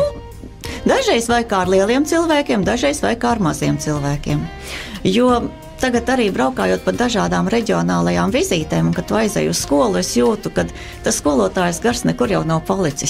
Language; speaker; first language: Latvian; native; Latvian